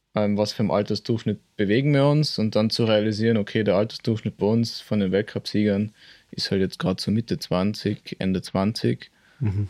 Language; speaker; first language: German; native; German